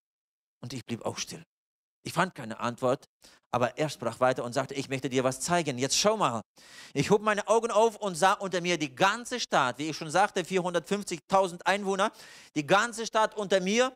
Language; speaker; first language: German; non-native, fluent; Russian